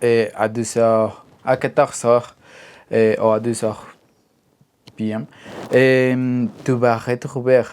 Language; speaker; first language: French; non-native, learner; Spanish